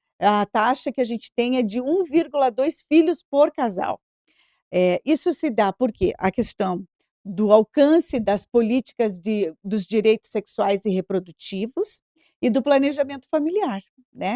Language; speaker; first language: Portuguese; native; Portuguese